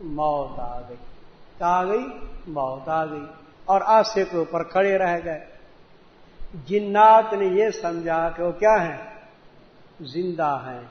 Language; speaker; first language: Urdu; non-native, local second language; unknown